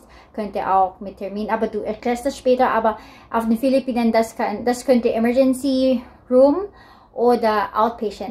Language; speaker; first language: German; non-native, learner; Filipino